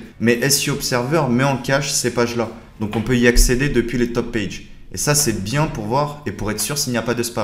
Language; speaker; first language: French; native; French